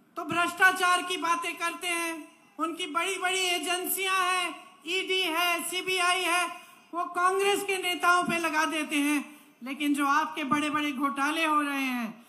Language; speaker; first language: Hindi; native; Hindi